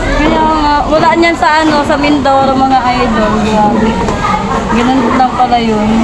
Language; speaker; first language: Filipino; non-native, local second language; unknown